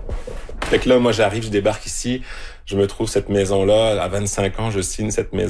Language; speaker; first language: French; native; French